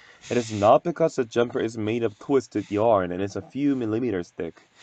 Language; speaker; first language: English; non-native, fluent; Korean